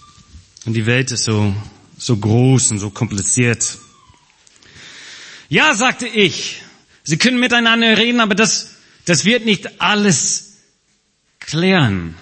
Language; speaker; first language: German; non-native, fluent; English